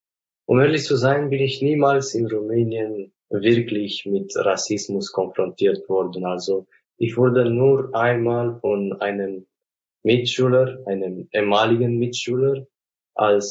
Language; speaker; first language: German; non-native, fluent; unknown